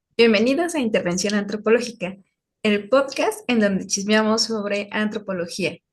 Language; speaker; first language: Spanish; native; Spanish